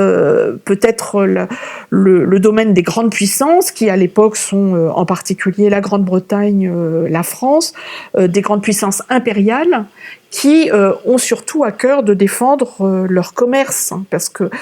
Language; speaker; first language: French; native; French